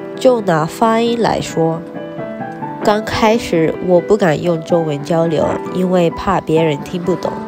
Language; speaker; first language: Chinese; non-native, fluent; Japanese